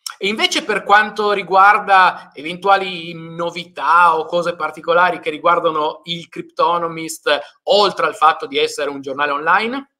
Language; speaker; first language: Italian; native; Italian